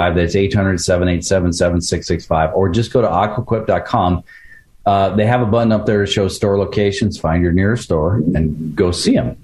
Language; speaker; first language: English; early bilingual, other home language; Ukrainian